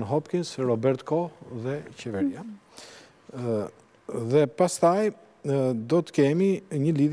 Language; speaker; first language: Albanian; native; Albanian